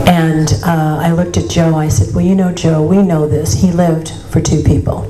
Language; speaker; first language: English; native; English